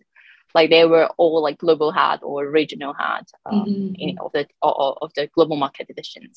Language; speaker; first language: English; non-native, local second language; Cantonese